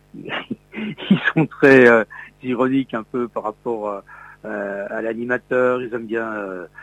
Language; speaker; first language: French; native; French